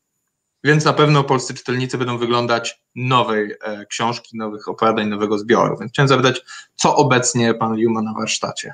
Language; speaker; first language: Polish; native; Polish